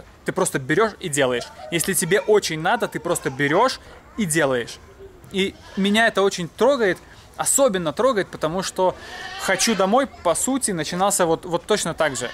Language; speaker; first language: Russian; native; Russian